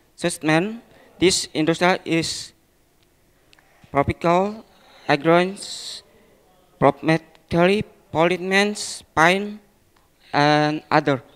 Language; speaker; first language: English; non-native, learner; Indonesian